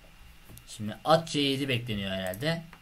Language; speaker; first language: Turkish; native; Turkish